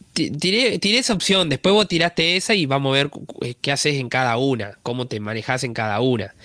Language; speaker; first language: Spanish; native; Spanish